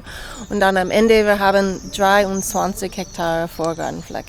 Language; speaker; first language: German; non-native, fluent; English